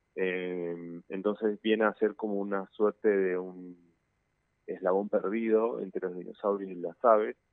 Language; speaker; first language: Spanish; native; Spanish